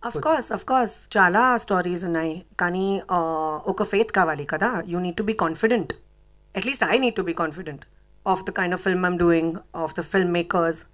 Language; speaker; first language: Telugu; non-native, fluent; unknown